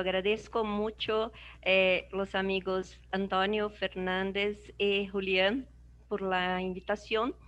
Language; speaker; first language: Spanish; non-native, learner; Portuguese